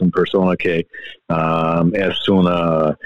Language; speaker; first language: Spanish; non-native, learner; English